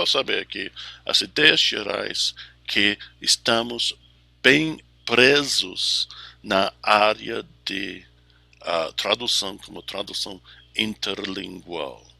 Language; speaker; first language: Portuguese; non-native, fluent; English